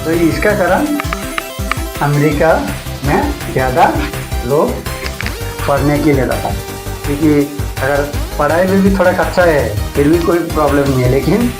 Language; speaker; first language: Hindi; non-native, local second language; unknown